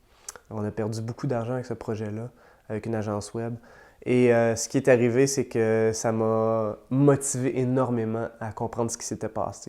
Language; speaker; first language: French; native; French